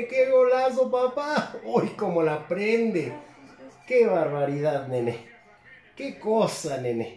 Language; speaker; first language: Spanish; native; Spanish